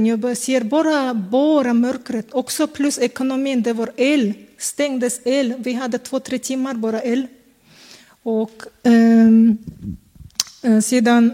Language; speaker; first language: Swedish; non-native, fluent; Kazakh